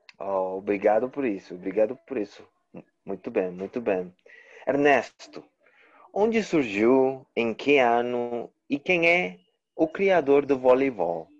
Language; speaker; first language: Portuguese; non-native, learner; Spanish